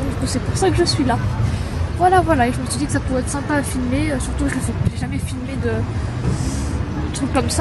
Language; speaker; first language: French; native; French